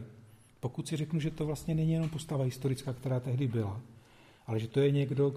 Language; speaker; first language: Czech; native; Czech